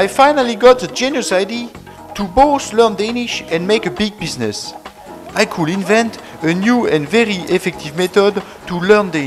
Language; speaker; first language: English; non-native, fluent; French